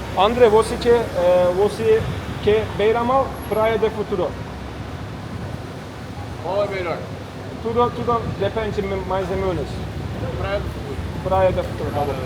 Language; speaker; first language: Portuguese; non-native, learner; Turkish